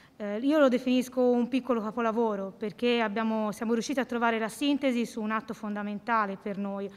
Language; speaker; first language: Italian; native; Italian